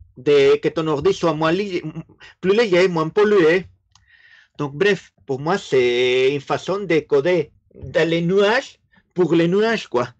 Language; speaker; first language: French; non-native, fluent; Spanish